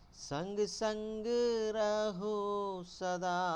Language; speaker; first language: Hindi; non-native, local second language; Telugu